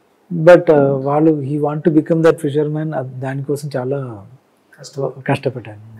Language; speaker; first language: Telugu; non-native, learner; Malayalam